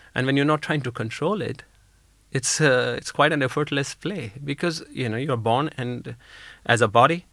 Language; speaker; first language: English; non-native, local second language; Hindi